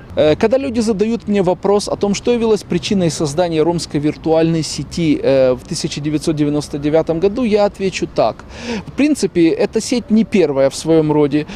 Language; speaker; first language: Russian; native; Russian